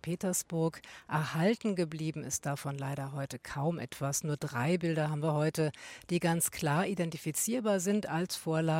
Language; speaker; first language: German; native; German